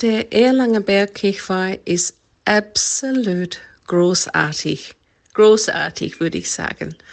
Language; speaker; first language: German; non-native, fluent; English